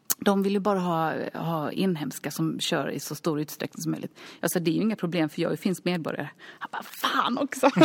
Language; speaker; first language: Swedish; early bilingual, other home language; Finnish